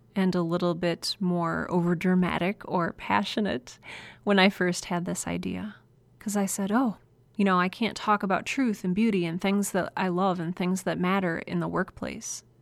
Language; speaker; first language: English; native; English